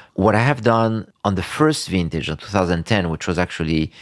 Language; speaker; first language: English; early bilingual, other home language; French